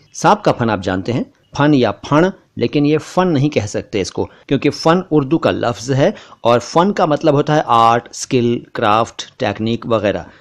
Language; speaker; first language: Hindi; native; Hindi